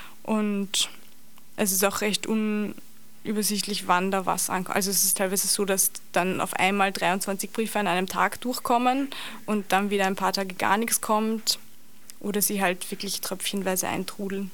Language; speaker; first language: German; native; German